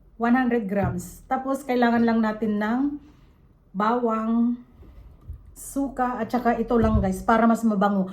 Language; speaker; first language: Filipino; non-native, local second language; Iloko